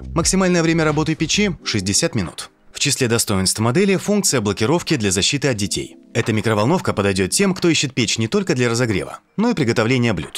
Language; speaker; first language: Russian; native; Russian